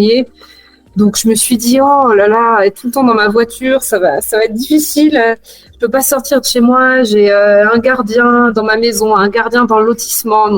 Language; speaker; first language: French; native; French